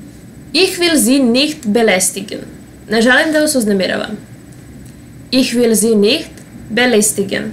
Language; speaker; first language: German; non-native, fluent; Serbian